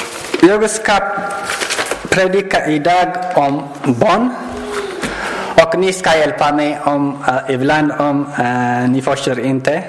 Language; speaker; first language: Swedish; non-native, learner; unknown